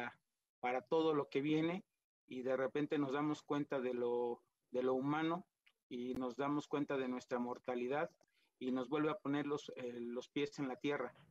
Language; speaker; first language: Spanish; native; Spanish